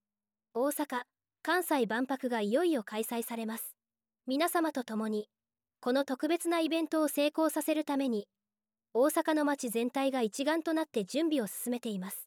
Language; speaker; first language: Japanese; native; Japanese